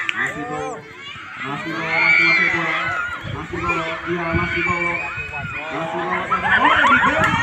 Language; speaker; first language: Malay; non-native, local second language; Javanese